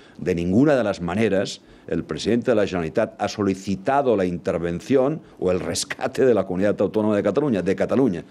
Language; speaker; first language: Spanish; non-native, local second language; Catalan